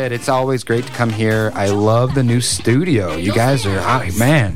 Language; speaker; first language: English; early bilingual, other home language; Spanish